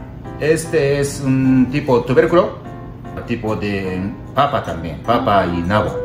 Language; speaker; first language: Spanish; non-native, learner; Japanese